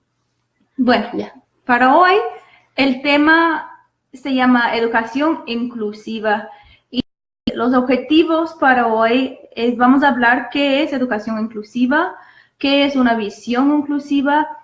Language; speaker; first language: Spanish; non-native, fluent; English